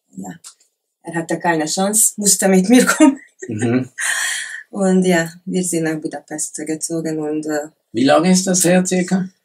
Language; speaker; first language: German; non-native, learner; Hungarian